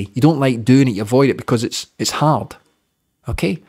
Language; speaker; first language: English; native; English